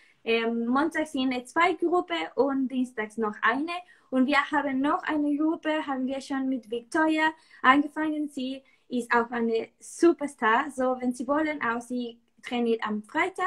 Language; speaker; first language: German; non-native, learner; Spanish